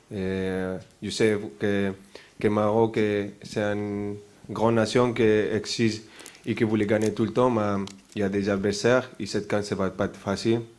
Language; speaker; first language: French; non-native, fluent; Spanish